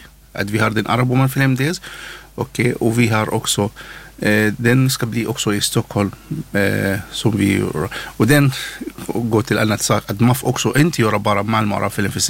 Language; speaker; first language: Swedish; non-native, learner; Arabic